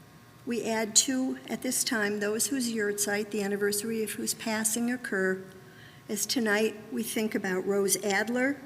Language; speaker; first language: English; native; English